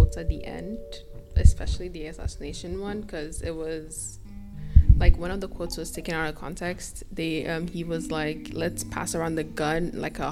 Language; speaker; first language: English; non-native, local second language; Akan